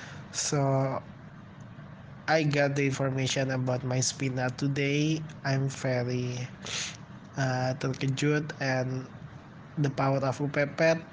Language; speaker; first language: English; non-native, learner; Indonesian